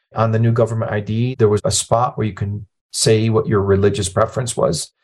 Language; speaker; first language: English; early bilingual, other home language; Arabic